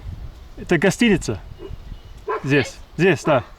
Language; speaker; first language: Russian; non-native, fluent; English